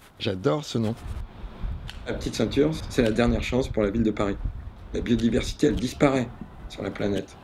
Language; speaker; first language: French; native; French